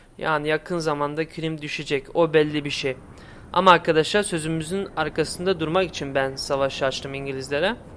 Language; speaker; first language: Turkish; early bilingual, heritage; Turkish